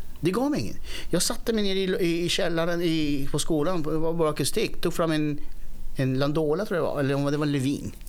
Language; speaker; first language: Swedish; early bilingual, other home language; Spanish